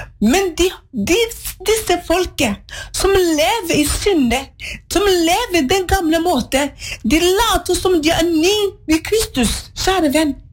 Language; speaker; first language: Norwegian; non-native, fluent; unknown